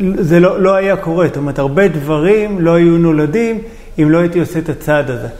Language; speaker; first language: Hebrew; native; Hebrew